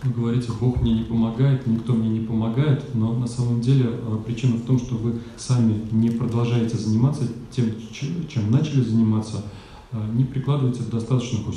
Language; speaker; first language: Russian; native; Russian